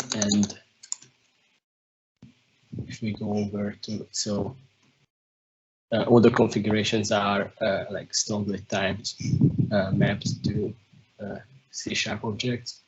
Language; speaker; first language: English; non-native, fluent; Hungarian